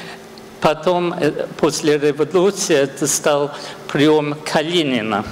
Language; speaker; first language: Russian; non-native, fluent; English